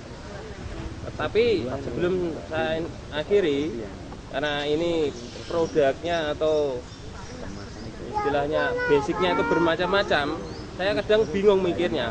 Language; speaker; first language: Indonesian; non-native, local second language; Javanese